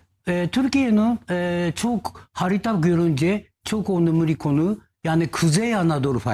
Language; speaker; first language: Turkish; non-native, learner; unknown